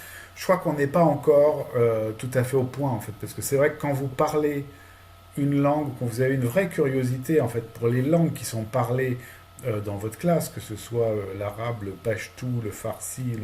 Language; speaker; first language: French; native; French